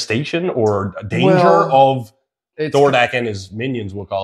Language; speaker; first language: English; native; English